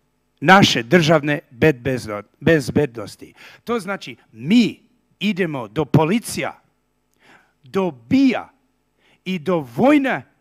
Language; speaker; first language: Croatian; early bilingual, heritage; Serbian